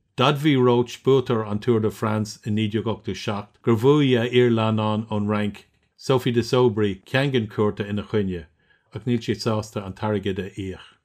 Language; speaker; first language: Irish; non-native, local second language; English